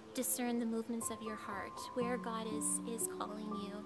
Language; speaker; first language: English; native; English